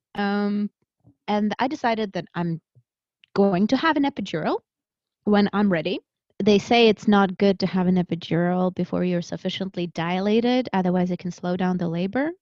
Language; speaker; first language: English; early bilingual, other home language; Russian